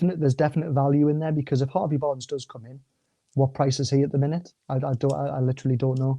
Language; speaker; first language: English; native; English